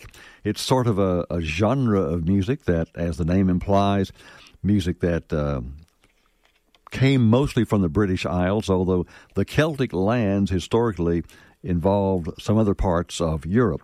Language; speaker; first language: English; native; English